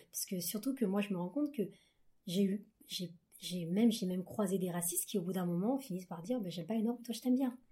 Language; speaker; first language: French; native; French